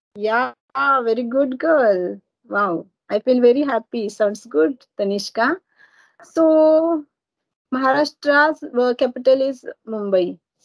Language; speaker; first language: English; non-native, learner; Marathi